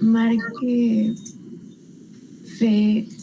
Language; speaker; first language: French; non-native, learner; Spanish